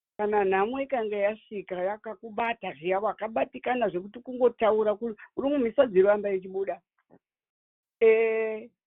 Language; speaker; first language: Shona; non-native, local second language; North Ndebele